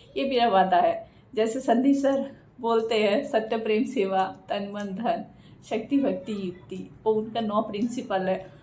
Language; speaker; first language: Hindi; non-native, local second language; Bangla